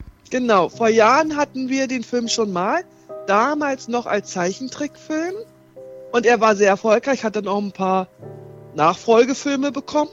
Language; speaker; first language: German; native; German